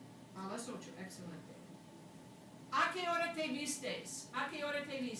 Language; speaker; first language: Spanish; non-native, fluent; English